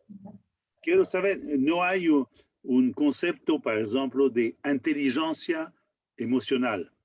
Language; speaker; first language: Spanish; non-native, learner; French